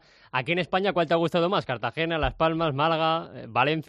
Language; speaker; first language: Spanish; native; Spanish